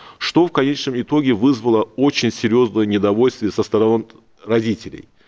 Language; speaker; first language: Russian; non-native, local second language; Azerbaijani